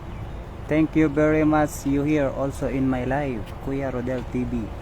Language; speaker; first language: English; non-native, local second language; Filipino